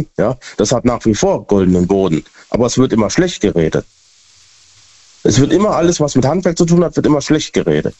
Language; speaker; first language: German; native; German